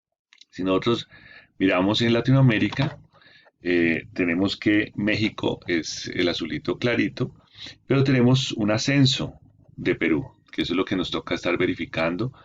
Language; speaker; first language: Spanish; native; Spanish